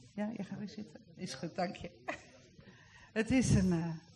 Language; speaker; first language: Dutch; native; Dutch